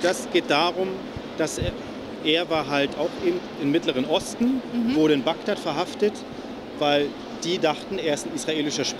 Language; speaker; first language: German; native; German